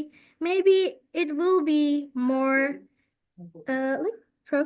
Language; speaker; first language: English; non-native, fluent; Indonesian